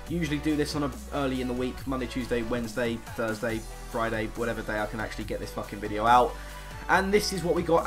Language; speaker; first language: English; native; English